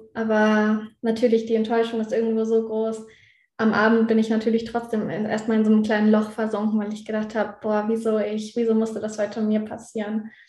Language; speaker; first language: German; native; German